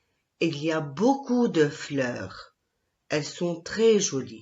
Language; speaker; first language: French; non-native, local second language; Arabic